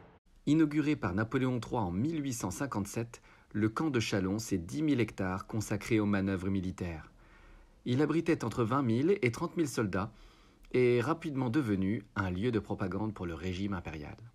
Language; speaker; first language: French; native; French